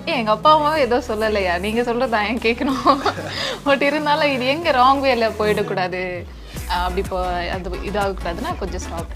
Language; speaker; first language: Tamil; early bilingual, heritage; Tamil